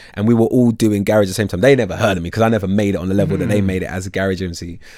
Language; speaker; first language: English; native; English